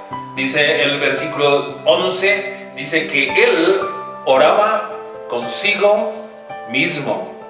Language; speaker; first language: Spanish; native; Spanish